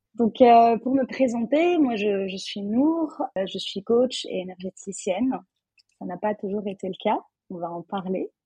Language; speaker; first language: French; non-native, local second language; Arabic